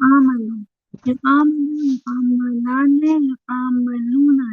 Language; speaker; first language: Arabic; non-native, learner; Urdu